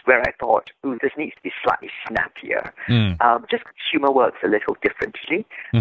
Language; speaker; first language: English; native; English